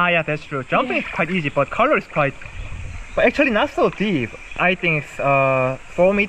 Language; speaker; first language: English; non-native, fluent; Korean